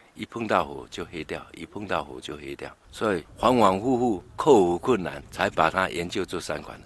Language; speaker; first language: Chinese; native; Chinese